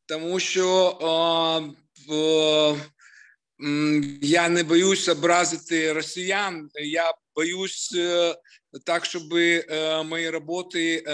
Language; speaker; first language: Ukrainian; non-native, local second language; Russian